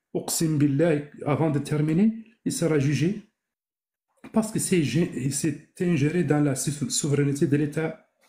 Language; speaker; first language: French; non-native, local second language; Arabic